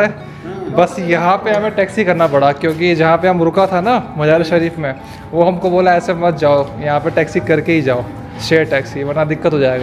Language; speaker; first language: Hindi; native; Hindi